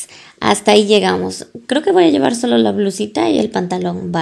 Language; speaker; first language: Spanish; native; Spanish